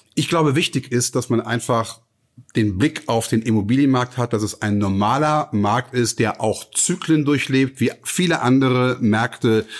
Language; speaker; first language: German; native; German